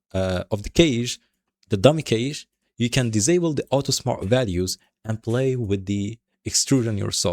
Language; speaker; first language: English; non-native, fluent; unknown